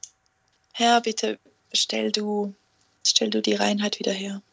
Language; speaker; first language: German; native; German